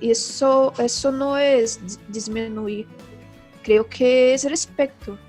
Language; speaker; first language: Spanish; non-native, learner; Portuguese